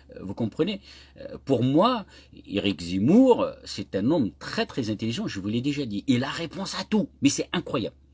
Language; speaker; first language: French; non-native, local second language; Kabyle